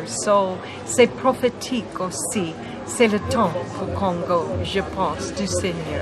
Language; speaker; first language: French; non-native, learner; English